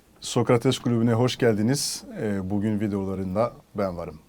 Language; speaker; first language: Turkish; non-native, fluent; French